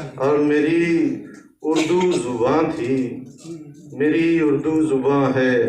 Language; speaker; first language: Urdu; non-native, local second language; Punjabi